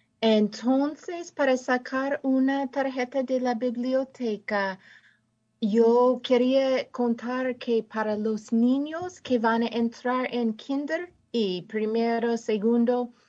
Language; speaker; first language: Spanish; non-native, fluent; English